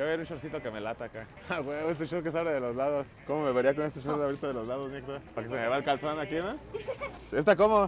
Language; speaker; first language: Spanish; native; Spanish